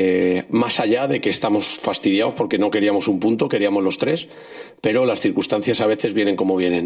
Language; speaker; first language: Spanish; native; Spanish